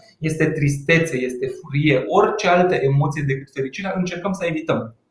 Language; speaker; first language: Romanian; non-native, local second language; Hungarian